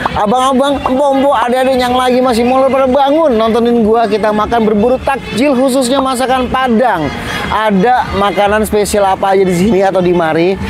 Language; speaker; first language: Indonesian; native; Indonesian